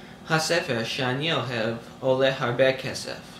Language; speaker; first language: Hebrew; non-native, learner; English